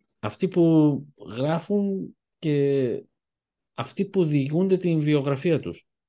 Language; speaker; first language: Greek; early bilingual, heritage; Greek